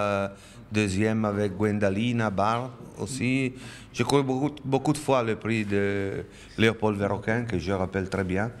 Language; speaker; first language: French; non-native, learner; Italian